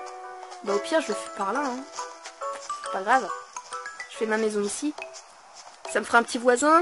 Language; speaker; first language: French; native; French